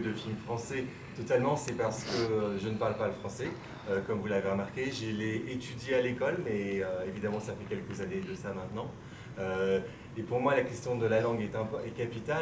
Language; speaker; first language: French; non-native, learner; Danish